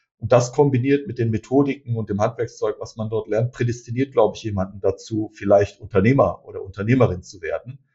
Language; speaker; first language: German; early bilingual, other home language; Turkish